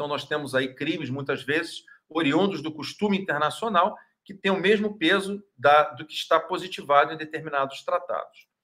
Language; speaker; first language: Portuguese; native; Portuguese